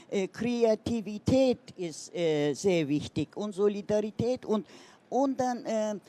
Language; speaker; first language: German; non-native, learner; Turkish